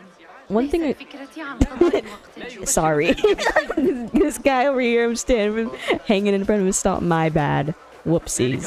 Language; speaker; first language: English; native; English